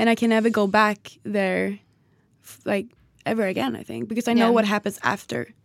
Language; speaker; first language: English; non-native, fluent; Swedish